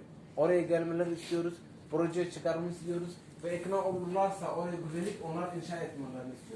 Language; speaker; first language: Turkish; non-native, fluent; Somali